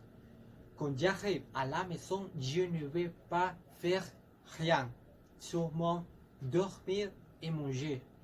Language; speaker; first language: French; non-native, learner; Spanish